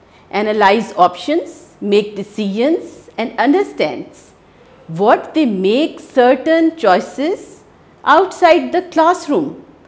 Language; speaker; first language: English; non-native, local second language; Hindi